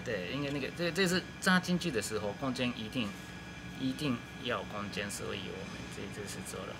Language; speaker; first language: Chinese; non-native, learner; Japanese